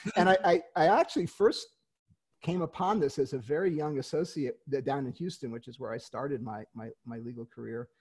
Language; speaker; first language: English; native; English